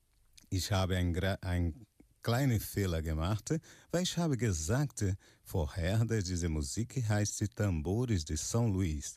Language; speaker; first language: German; non-native, fluent; Portuguese